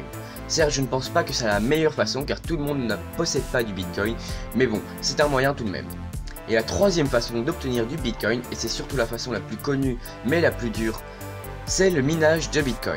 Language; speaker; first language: French; native; French